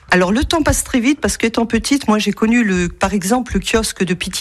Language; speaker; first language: French; native; French